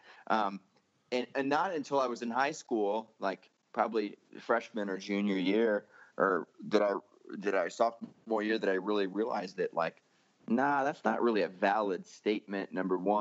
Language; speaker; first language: English; native; English